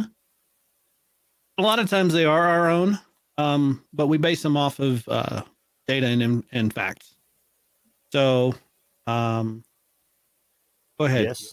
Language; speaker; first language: English; native; English